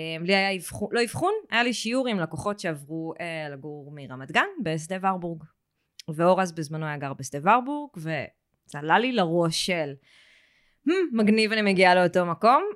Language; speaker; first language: Hebrew; native; Hebrew